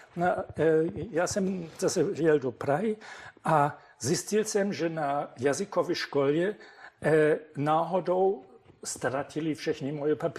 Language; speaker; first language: Czech; non-native, fluent; German